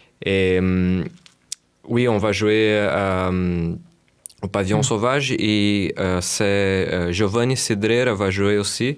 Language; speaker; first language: French; non-native, fluent; Portuguese